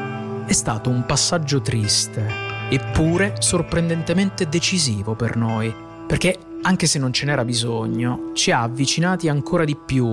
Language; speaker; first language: Italian; native; Italian